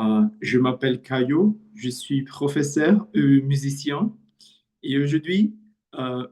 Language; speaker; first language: French; non-native, learner; Portuguese